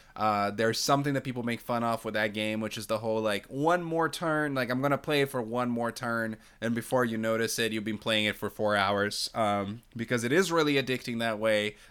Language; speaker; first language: English; non-native, fluent; Portuguese